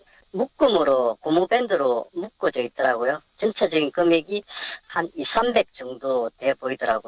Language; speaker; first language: Korean; native; Korean